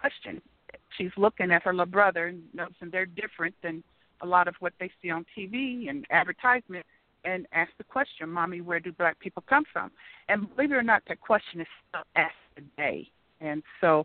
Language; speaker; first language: English; native; English